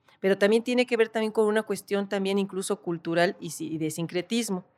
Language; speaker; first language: Spanish; native; Spanish